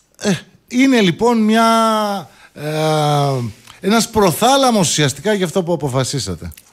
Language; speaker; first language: Greek; native; Greek